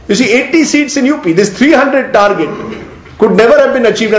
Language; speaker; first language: English; non-native, local second language; Marathi